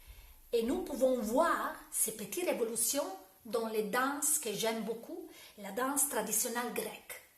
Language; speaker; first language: French; non-native, learner; Italian